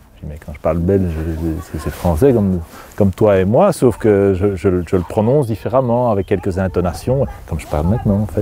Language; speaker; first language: French; native; French